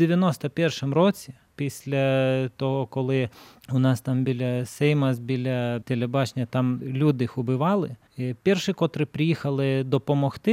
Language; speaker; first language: Ukrainian; non-native, learner; Lithuanian